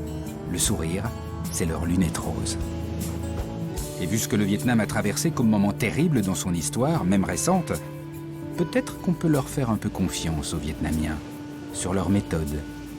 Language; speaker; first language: French; native; French